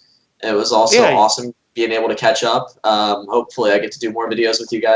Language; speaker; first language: English; native; English